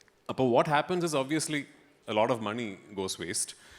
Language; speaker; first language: English; non-native, local second language; Malayalam